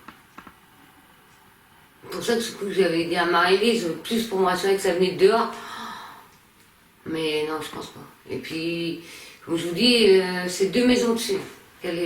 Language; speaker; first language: French; native; French